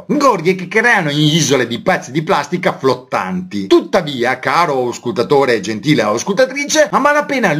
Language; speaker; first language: Italian; native; Italian